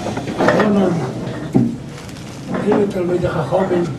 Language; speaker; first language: Hebrew; non-native, local second language; Yiddish